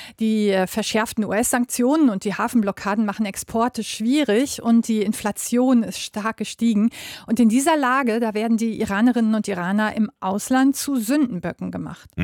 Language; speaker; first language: German; native; German